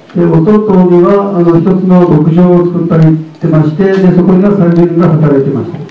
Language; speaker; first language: Japanese; non-native, fluent; Uyghur